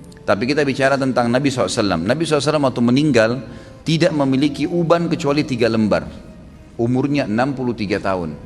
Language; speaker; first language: Indonesian; native; Indonesian